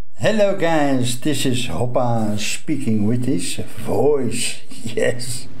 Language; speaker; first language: English; non-native, fluent; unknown